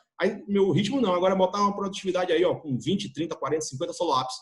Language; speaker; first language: Portuguese; native; Portuguese